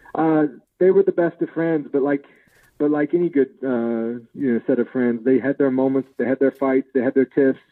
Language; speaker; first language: English; native; English